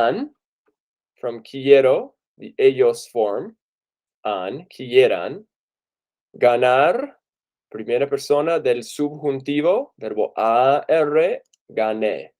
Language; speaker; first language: Spanish; non-native, fluent; English